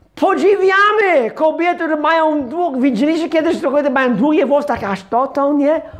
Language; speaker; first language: Polish; non-native, fluent; English